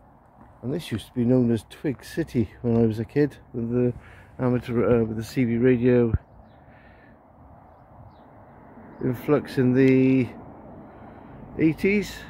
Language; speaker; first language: English; native; English